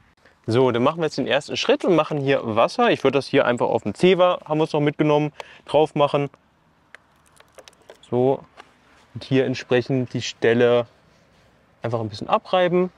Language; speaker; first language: German; native; German